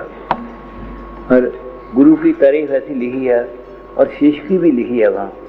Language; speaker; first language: Hindi; non-native, local second language; Punjabi